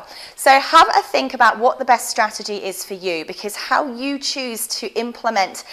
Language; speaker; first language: English; native; English